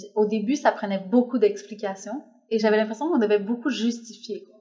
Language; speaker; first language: French; native; French